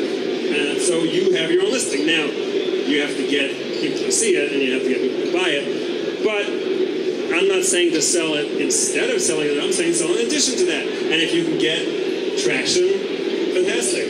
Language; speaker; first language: English; native; English